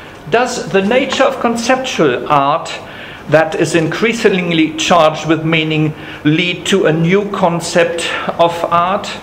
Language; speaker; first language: English; non-native, fluent; German